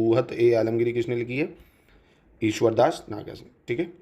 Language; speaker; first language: Hindi; native; Hindi